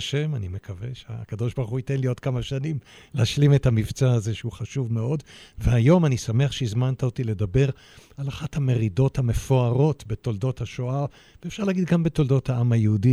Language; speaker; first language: Hebrew; native; Hebrew